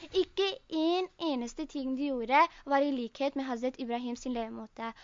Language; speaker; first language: Norwegian; early bilingual, other home language; Urdu